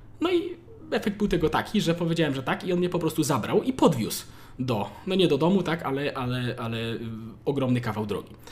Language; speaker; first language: Polish; native; Polish